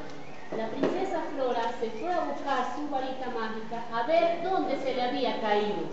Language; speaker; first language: Spanish; native; Spanish